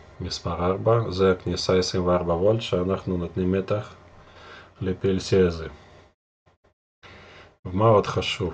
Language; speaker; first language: Hebrew; non-native, fluent; Russian